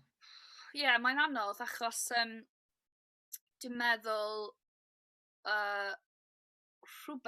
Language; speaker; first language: Welsh; non-native, learner; English